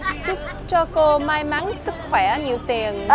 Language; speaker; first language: Vietnamese; early bilingual, heritage; Vietnamese